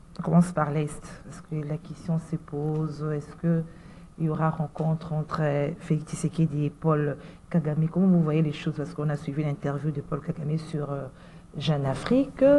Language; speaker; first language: French; non-native, local second language; Lingala